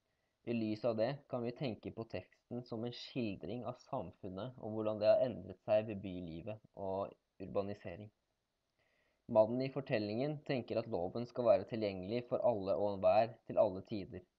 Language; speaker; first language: Norwegian; native; Norwegian